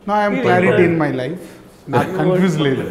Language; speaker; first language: Telugu; native; Telugu